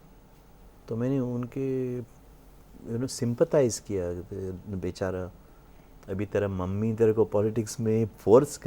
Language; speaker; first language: Hindi; non-native, local second language; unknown